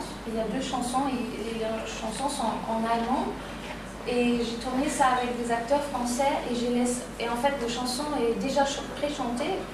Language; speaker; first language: French; non-native, fluent; German